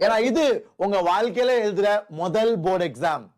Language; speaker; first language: Tamil; native; Tamil